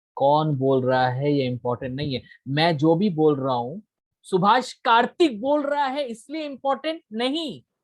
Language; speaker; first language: Hindi; non-native, local second language; Bangla